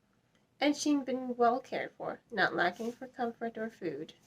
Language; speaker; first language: English; native; English